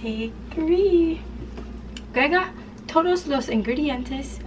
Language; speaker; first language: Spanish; non-native, learner; English